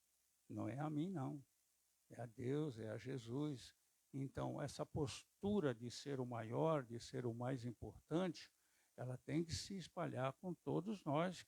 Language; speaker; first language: Portuguese; native; Portuguese